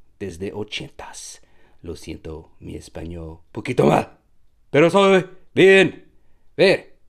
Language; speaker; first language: Spanish; non-native, learner; English